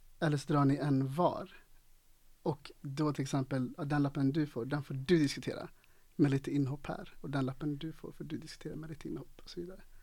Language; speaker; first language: Swedish; native; Swedish